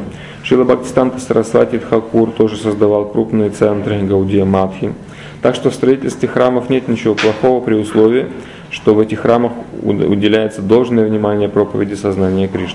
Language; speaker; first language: Russian; native; Russian